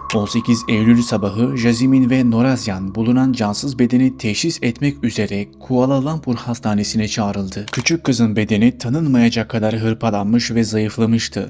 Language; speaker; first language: Turkish; native; Turkish